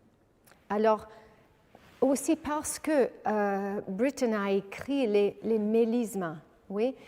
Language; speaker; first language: French; non-native, fluent; English